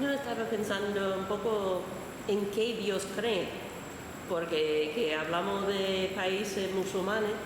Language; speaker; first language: Spanish; non-native, fluent; English